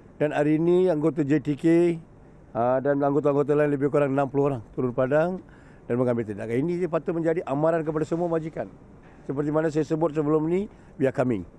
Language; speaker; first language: Malay; non-native, local second language; Tamil